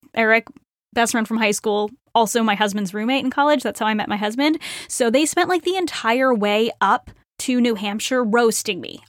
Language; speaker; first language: English; native; English